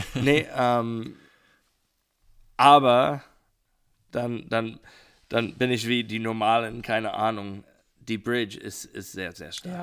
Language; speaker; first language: German; non-native, learner; English